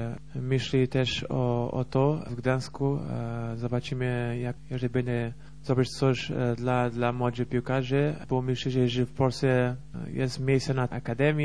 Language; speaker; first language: Polish; non-native, learner; Portuguese